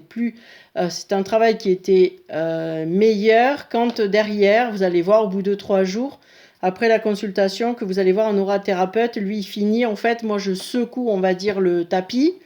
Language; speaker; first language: French; native; French